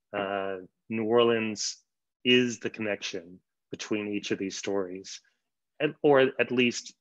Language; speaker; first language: English; native; English